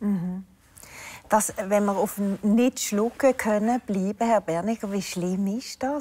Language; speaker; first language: German; native; German